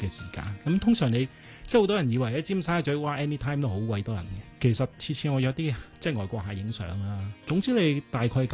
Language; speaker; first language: Cantonese; native; Cantonese